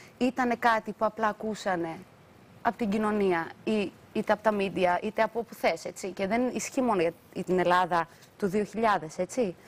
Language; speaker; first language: Greek; early bilingual, other home language; Albanian